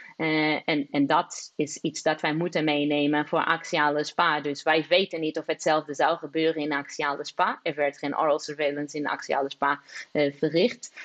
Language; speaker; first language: Dutch; non-native, fluent; Portuguese